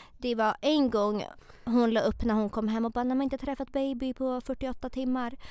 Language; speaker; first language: Swedish; native; Swedish